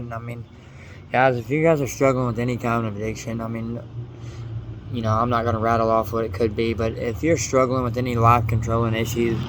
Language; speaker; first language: English; native; English